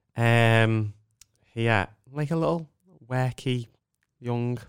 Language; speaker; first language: English; native; English